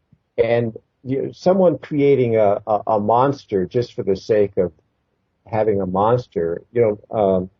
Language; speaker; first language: English; native; English